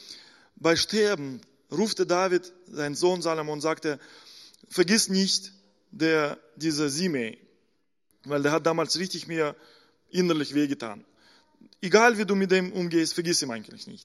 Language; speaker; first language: German; non-native, fluent; Russian